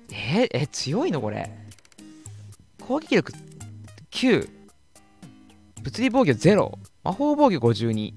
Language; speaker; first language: Japanese; native; Japanese